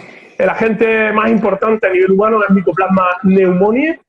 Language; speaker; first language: Spanish; native; Spanish